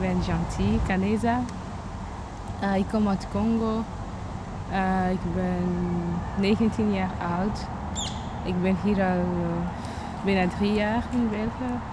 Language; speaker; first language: Dutch; non-native, learner; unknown